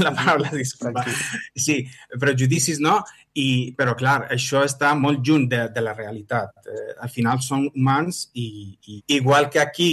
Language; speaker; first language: Catalan; non-native, fluent; Arabic